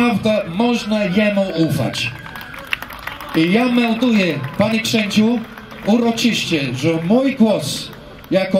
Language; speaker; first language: Polish; non-native, fluent; English